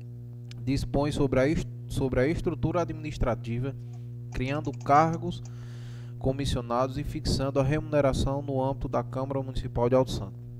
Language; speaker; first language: Portuguese; native; Portuguese